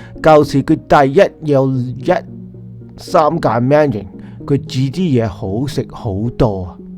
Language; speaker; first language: Cantonese; early bilingual, heritage; Cantonese